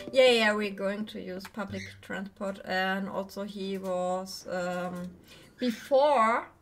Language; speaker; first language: English; non-native, learner; German